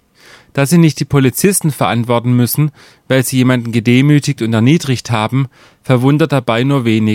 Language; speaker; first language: German; native; German